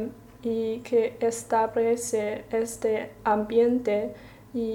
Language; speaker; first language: Spanish; non-native, learner; Chinese